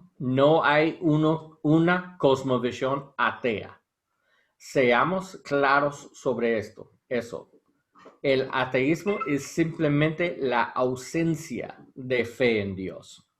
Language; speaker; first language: Spanish; non-native, learner; English